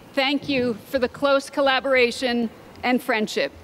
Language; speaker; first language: English; native; English